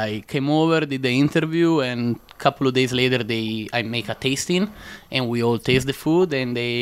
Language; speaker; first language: English; non-native, learner; Italian